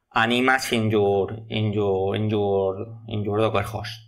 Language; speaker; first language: English; non-native, learner; Spanish